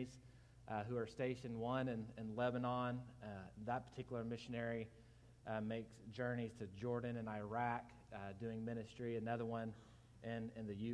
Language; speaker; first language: English; native; English